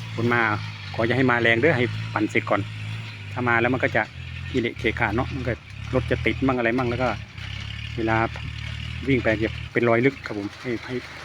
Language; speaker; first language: Thai; non-native, local second language; Northeastern Thai